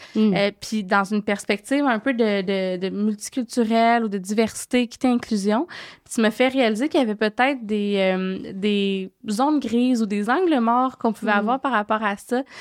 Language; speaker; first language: French; native; French